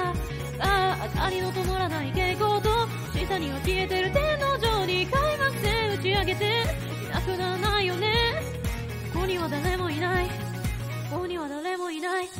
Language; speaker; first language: Japanese; native; Japanese